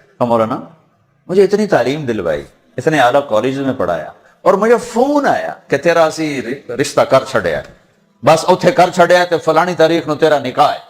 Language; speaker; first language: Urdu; non-native, local second language; Punjabi